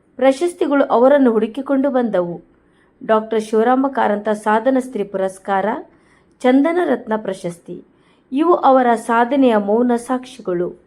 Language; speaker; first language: Kannada; non-native, local second language; Konkani